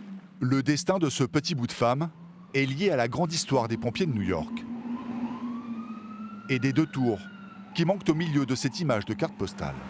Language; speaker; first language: French; native; French